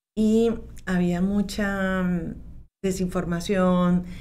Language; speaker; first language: Spanish; native; Spanish